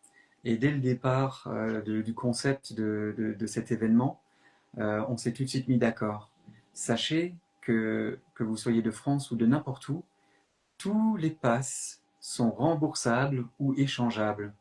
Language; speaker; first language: French; native; French